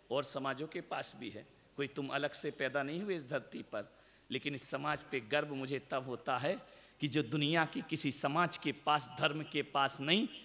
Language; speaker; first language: Hindi; native; Hindi